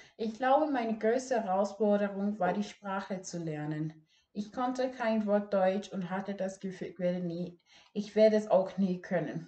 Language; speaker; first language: German; non-native, fluent; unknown